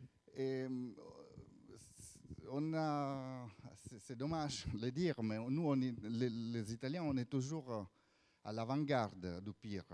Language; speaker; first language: French; non-native, fluent; Italian